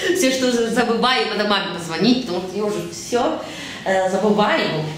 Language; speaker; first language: Russian; early bilingual, heritage; Russian